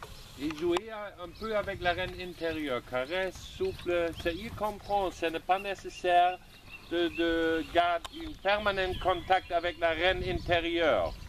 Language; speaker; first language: French; non-native, learner; German